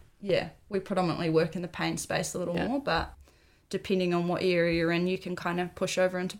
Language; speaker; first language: English; native; English